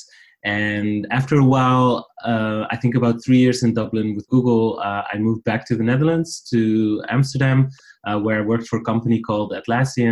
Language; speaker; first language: English; non-native, fluent; Riffian